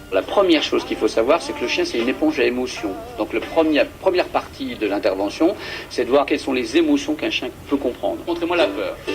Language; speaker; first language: French; native; French